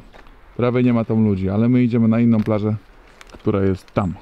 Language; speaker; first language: Polish; native; Polish